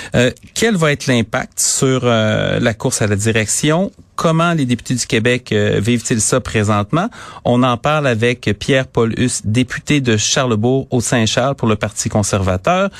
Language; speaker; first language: French; native; French